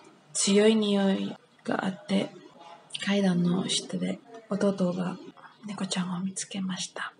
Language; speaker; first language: Japanese; non-native, learner; English